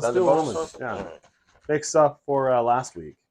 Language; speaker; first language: English; native; English